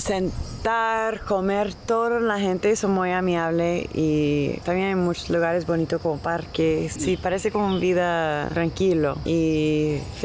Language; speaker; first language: Spanish; non-native, learner; English